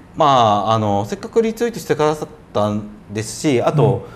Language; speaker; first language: Japanese; native; Japanese